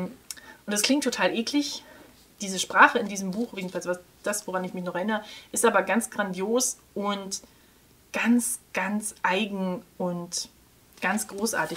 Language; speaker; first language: German; native; German